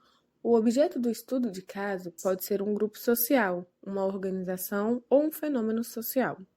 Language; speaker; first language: Portuguese; native; Portuguese